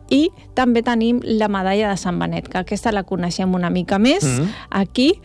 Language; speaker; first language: Catalan; non-native, local second language; Spanish